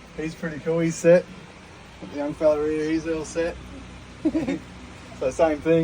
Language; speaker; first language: English; native; English